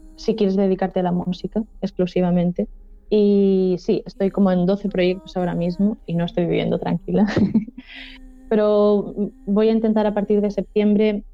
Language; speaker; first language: Spanish; non-native, local second language; Catalan